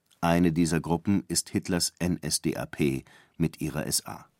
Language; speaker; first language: German; native; German